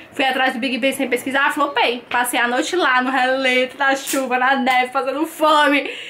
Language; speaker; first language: Portuguese; native; Portuguese